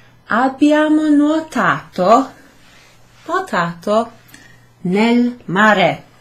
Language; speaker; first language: Italian; non-native, fluent; English